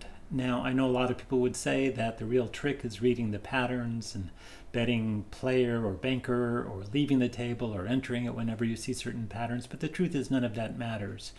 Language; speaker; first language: English; native; English